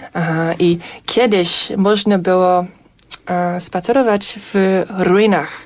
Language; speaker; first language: Polish; non-native, fluent; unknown